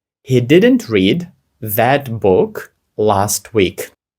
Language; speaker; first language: English; non-native, fluent; Ukrainian